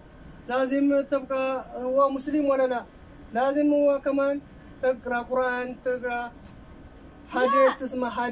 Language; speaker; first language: Arabic; non-native, learner; Amharic